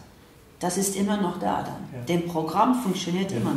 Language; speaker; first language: German; non-native, fluent; Dutch